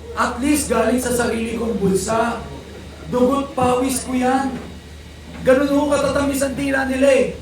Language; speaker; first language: Filipino; native; Filipino